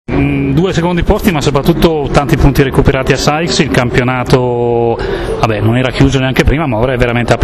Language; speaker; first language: Italian; native; Italian